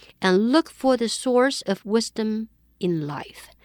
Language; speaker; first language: English; non-native, fluent; Chinese